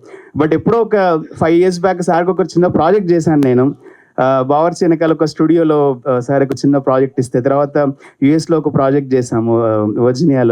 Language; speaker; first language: Telugu; native; Telugu